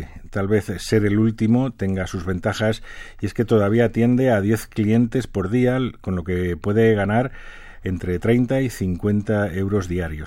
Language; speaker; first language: Spanish; native; Spanish